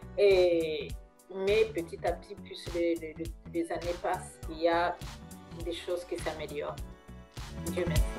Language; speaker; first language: French; non-native, local second language; Kinyarwanda